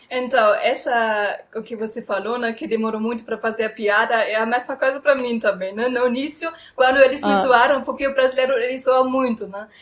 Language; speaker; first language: Portuguese; non-native, fluent; German